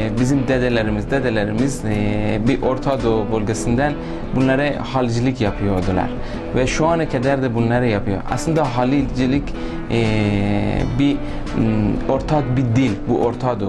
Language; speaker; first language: Turkish; non-native, local second language; Persian